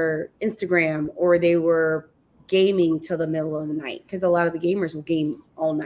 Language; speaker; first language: English; native; English